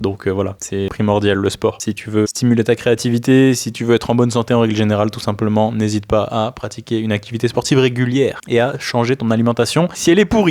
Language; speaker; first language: French; native; French